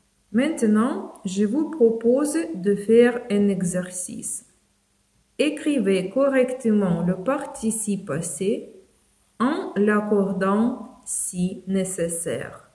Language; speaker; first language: French; non-native, fluent; Ukrainian